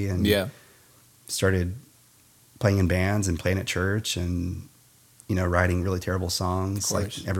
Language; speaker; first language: English; native; English